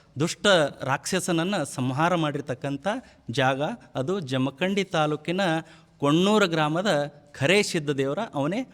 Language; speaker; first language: Kannada; native; Kannada